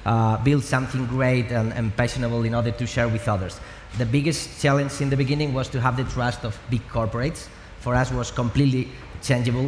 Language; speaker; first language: English; non-native, learner; Spanish